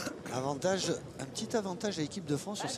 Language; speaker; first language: French; native; French